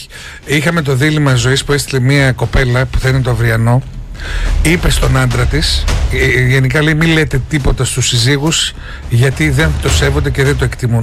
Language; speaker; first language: Greek; native; Greek